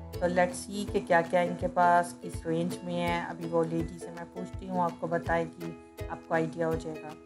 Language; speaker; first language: Urdu; native; Urdu